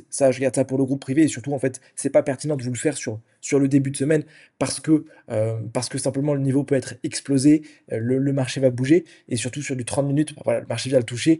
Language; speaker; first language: French; native; French